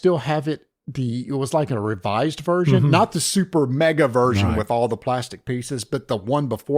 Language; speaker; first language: English; native; English